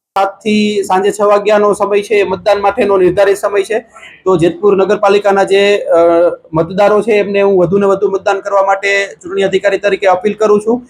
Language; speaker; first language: Gujarati; native; Gujarati